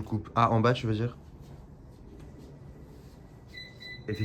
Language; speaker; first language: French; native; French